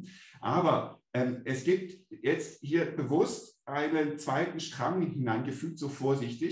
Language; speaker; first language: German; native; German